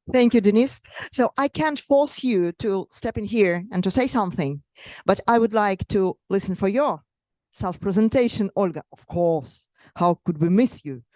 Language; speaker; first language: English; non-native, fluent; Russian